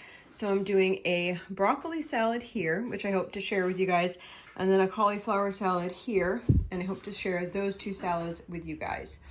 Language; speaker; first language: English; native; English